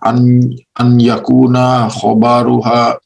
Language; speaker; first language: Arabic; non-native, learner; Indonesian